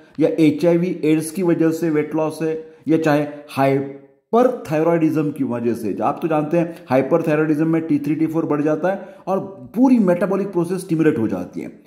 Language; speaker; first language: Hindi; non-native, local second language; Marathi